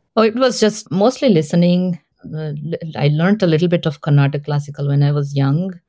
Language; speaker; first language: English; non-native, local second language; Telugu